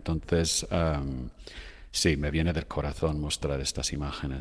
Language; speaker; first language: Spanish; non-native, fluent; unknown